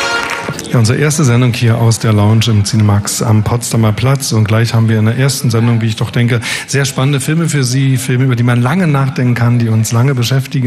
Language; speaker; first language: German; native; German